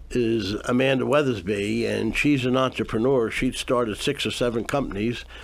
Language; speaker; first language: English; native; English